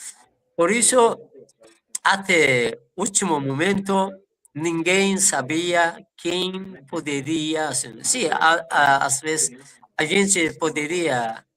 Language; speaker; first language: Portuguese; non-native, fluent; Persian